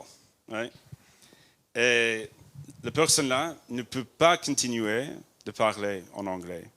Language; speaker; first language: French; non-native, learner; English